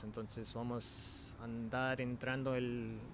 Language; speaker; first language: Spanish; early bilingual, heritage; English